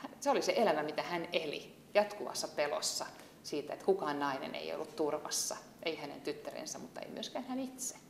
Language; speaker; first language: Finnish; non-native, local second language; Swedish